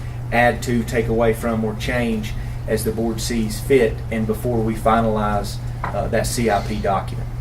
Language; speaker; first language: English; native; English